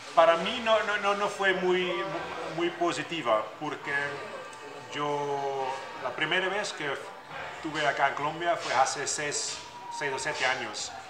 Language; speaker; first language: Spanish; non-native, fluent; Dutch